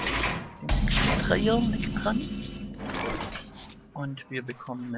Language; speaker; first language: German; native; German